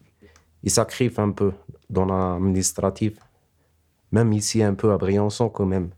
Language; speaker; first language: French; non-native, learner; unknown